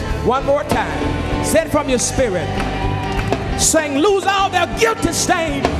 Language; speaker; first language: English; native; English